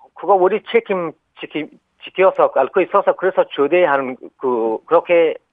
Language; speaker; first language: Korean; non-native, learner; Persian